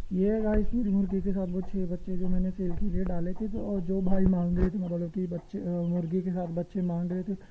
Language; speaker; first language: Hindi; non-native, local second language; Punjabi